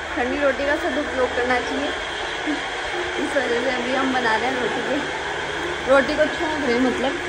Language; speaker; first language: Hindi; native; Hindi